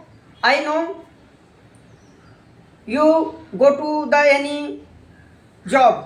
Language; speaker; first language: English; non-native, learner; Hindi